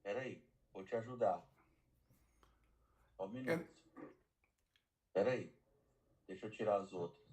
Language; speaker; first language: Portuguese; native; Portuguese